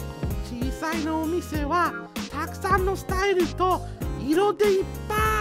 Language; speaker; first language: Japanese; non-native, fluent; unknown